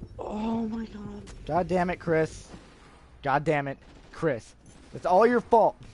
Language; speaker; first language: English; native; English